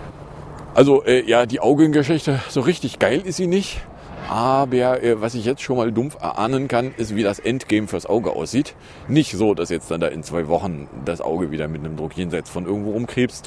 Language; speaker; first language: German; native; German